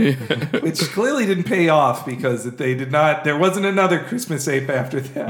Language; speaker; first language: English; native; English